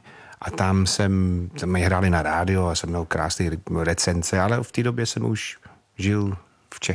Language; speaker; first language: Czech; non-native, fluent; English